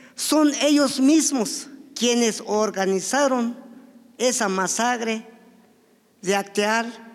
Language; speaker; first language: Spanish; non-native, local second language; Tzotzil